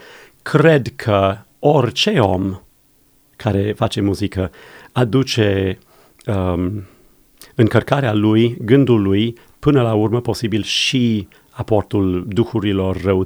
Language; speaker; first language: Romanian; non-native, fluent; English